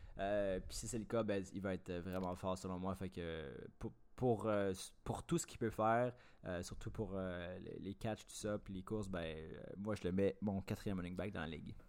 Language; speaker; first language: French; native; French